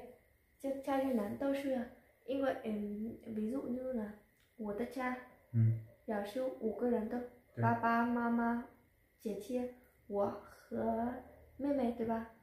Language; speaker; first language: Chinese; non-native, learner; Vietnamese